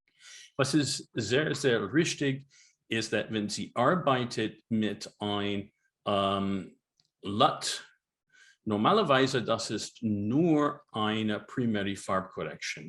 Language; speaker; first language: German; non-native, learner; English